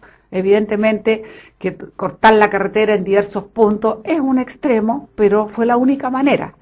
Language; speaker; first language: Spanish; native; Spanish